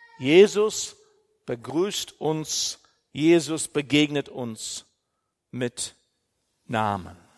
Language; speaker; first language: German; non-native, fluent; English